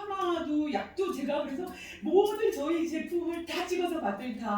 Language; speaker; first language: Korean; native; Korean